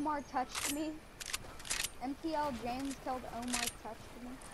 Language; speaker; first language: English; native; English